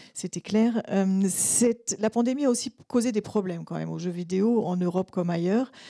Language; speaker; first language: French; native; French